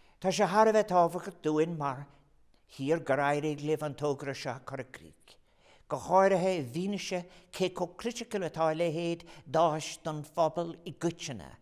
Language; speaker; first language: Irish; non-native, local second language; English